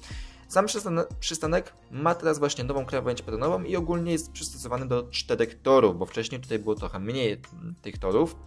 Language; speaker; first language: Polish; native; Polish